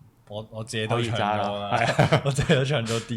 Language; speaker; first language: Cantonese; native; Cantonese